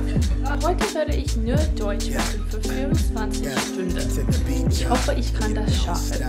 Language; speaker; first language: German; non-native, learner; English